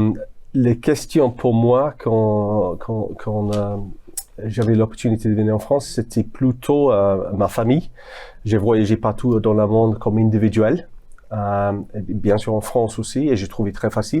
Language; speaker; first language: French; non-native, fluent; English